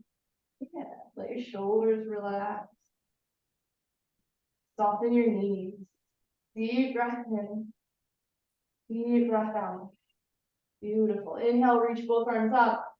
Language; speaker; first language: English; native; English